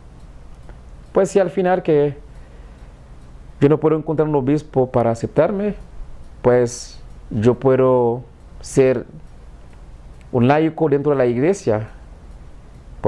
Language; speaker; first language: Spanish; non-native, fluent; Haitian Creole